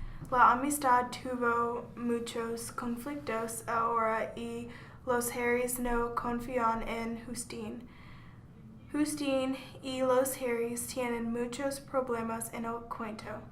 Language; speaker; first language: Spanish; non-native, learner; English